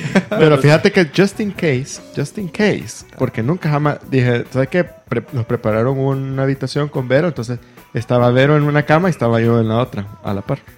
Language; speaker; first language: Spanish; native; Spanish